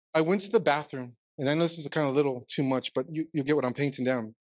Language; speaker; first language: English; native; English